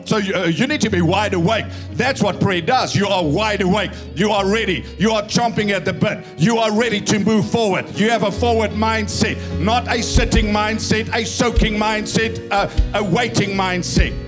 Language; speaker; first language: English; non-native, local second language; Afrikaans